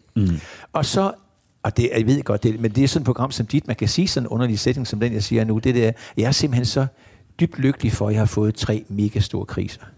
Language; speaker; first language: Danish; native; Danish